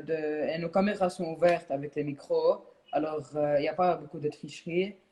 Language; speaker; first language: French; non-native, local second language; Arabic